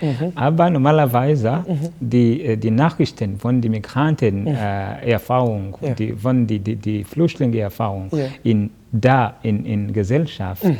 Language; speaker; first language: German; non-native, learner; Kinyarwanda